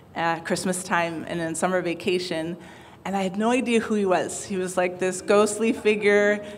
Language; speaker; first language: English; native; English